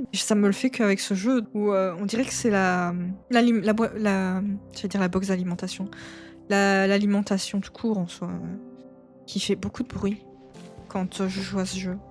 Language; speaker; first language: French; native; French